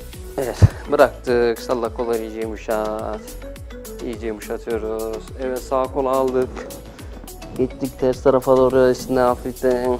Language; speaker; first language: Turkish; native; Turkish